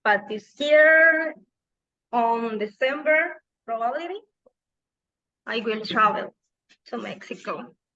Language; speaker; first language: English; non-native, learner; Spanish